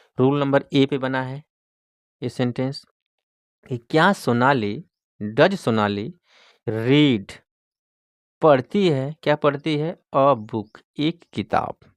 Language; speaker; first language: Hindi; native; Hindi